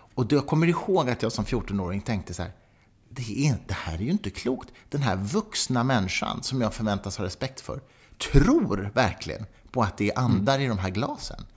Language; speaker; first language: Swedish; native; Swedish